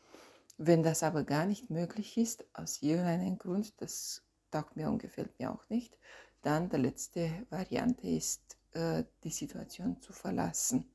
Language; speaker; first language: German; non-native, fluent; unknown